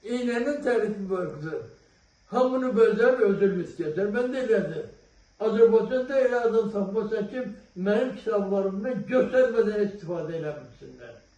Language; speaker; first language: Azerbaijani; non-native, local second language; Talysh